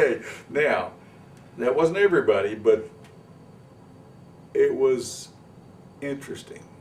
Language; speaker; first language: English; native; English